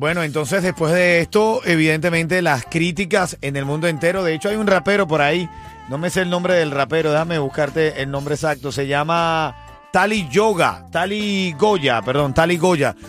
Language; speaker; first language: Spanish; native; Spanish